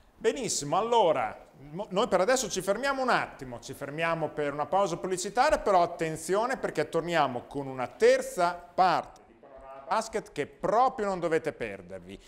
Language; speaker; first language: Italian; native; Italian